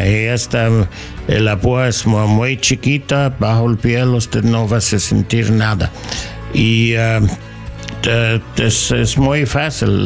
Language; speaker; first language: Spanish; non-native, learner; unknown